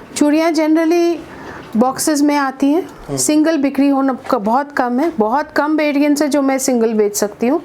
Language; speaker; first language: Hindi; native; Hindi